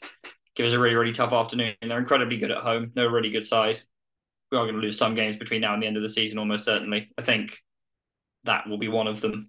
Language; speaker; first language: English; native; English